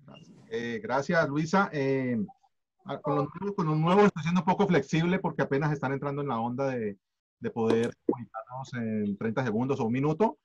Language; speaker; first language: Spanish; native; Spanish